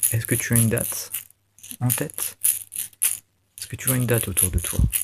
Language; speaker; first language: French; native; French